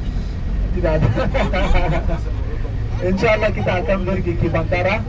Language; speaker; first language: Indonesian; non-native, fluent; Arabic